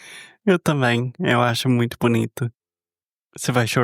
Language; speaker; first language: Portuguese; non-native, fluent; English